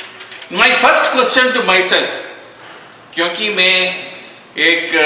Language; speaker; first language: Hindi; non-native, local second language; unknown